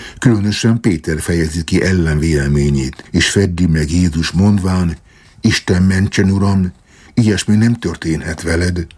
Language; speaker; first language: Hungarian; native; Hungarian